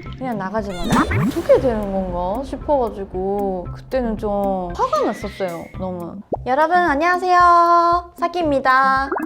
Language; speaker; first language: Korean; non-native, fluent; Japanese